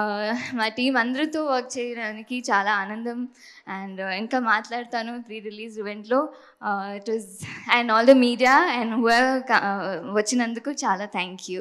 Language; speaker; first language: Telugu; non-native, fluent; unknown